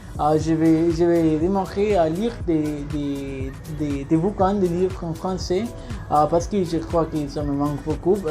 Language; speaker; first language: French; non-native, learner; Spanish